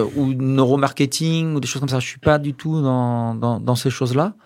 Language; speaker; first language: French; native; French